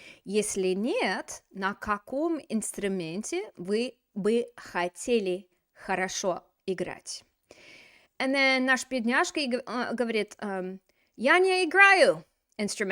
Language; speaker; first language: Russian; non-native, fluent; English